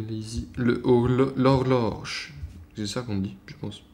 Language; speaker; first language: French; non-native, learner; Swedish